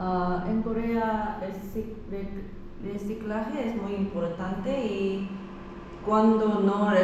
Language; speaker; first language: Spanish; non-native, learner; Korean